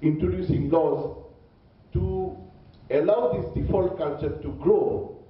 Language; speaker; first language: English; non-native, local second language; Bangla